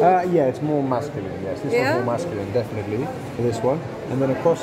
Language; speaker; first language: English; native; English